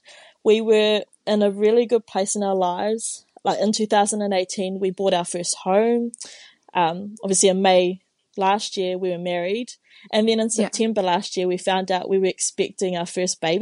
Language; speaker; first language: English; non-native, local second language; Māori